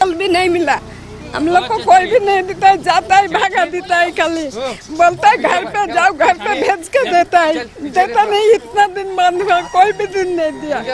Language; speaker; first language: Hindi; non-native, local second language; Bangla